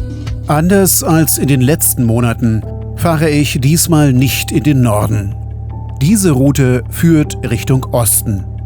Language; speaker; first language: German; native; German